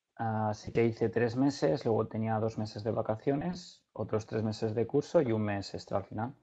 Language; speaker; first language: Spanish; native; Spanish